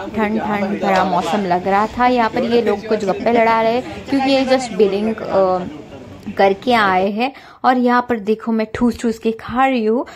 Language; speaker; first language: Hindi; non-native, local second language; Marathi